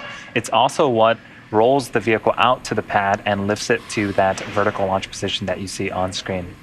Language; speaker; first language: English; native; English